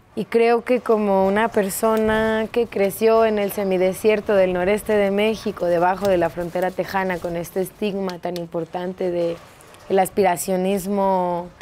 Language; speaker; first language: Spanish; native; Spanish